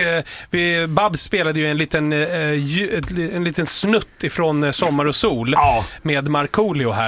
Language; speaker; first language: Swedish; native; Swedish